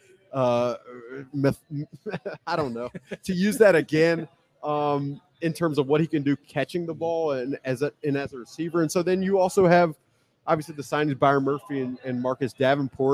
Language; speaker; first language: English; native; English